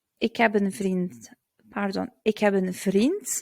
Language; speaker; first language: Dutch; non-native, fluent; Turkish